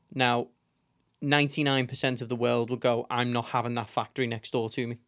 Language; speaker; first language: English; native; English